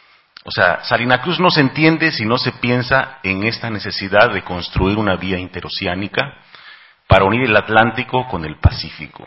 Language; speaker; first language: Spanish; native; Spanish